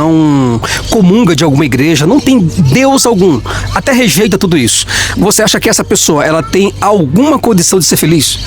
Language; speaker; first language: Portuguese; native; Portuguese